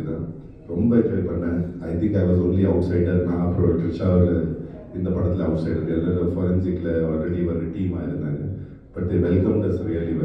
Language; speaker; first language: Tamil; non-native, fluent; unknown